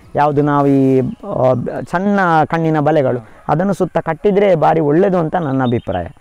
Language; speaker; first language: Kannada; native; Kannada